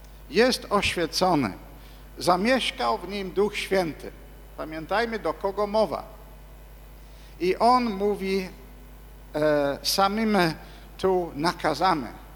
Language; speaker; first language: Polish; non-native, fluent; English